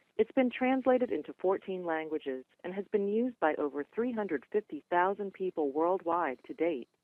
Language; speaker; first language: English; native; English